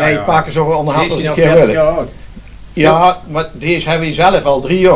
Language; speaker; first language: Dutch; native; Dutch